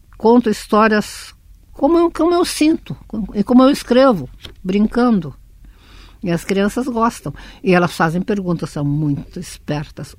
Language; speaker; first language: Portuguese; early bilingual, other home language; Russian